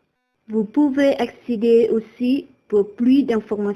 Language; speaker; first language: French; non-native, learner; Vietnamese